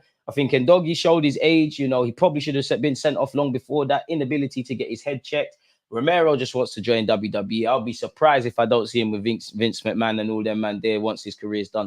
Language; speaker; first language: English; native; English